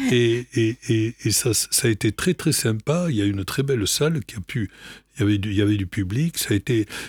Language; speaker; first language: French; native; French